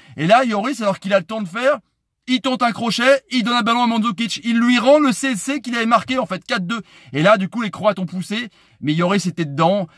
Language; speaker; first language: French; native; French